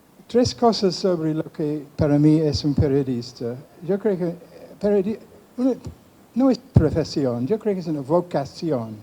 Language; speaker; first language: Spanish; non-native, fluent; English